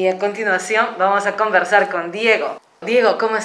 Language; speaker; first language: Spanish; native; Spanish